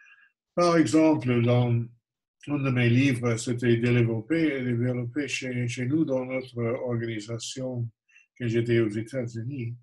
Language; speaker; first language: French; non-native, fluent; English